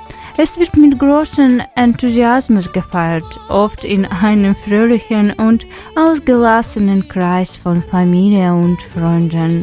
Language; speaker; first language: German; non-native, fluent; Ukrainian